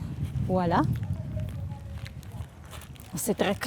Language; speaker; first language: French; non-native, local second language; Italian